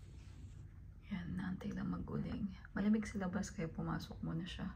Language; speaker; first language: Filipino; native; Filipino